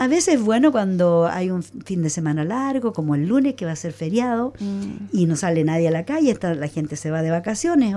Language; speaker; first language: Spanish; native; Spanish